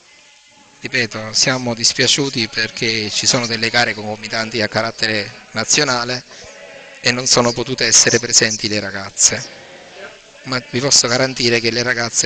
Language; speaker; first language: Italian; native; Italian